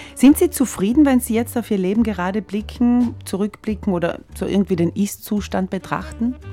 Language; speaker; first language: German; native; German